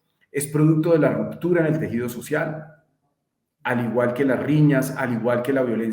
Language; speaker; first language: Spanish; native; Spanish